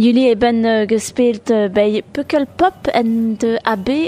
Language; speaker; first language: Dutch; non-native, local second language; French